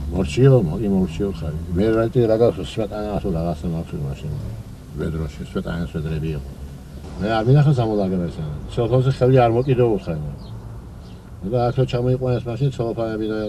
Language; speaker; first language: Georgian; non-native, local second language; Mingrelian